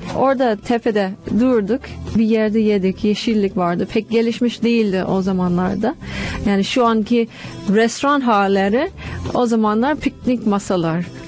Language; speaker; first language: Turkish; non-native, fluent; English